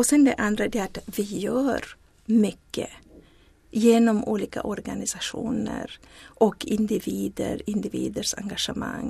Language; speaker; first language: Swedish; non-native, fluent; Zulu